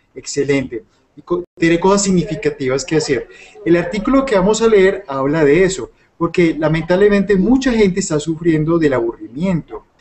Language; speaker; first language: Spanish; native; Spanish